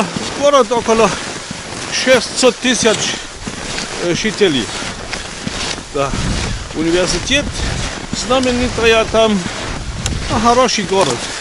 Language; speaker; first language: Russian; non-native, learner; German